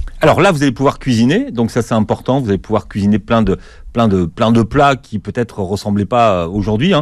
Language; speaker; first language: French; native; French